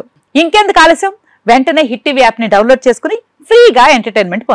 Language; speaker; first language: Telugu; native; Telugu